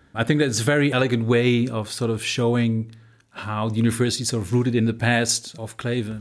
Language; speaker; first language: English; non-native, fluent; Dutch